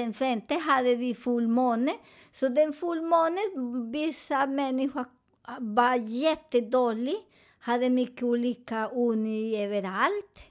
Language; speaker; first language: Swedish; non-native, fluent; Spanish